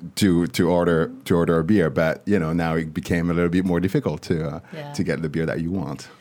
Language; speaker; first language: English; non-native, fluent; French